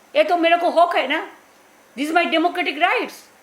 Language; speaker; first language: Hindi; non-native, local second language; Bangla